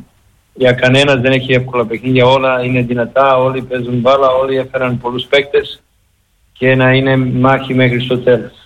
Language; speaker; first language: Greek; non-native, learner; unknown